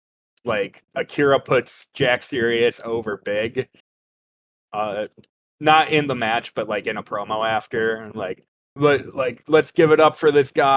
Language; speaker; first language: English; native; English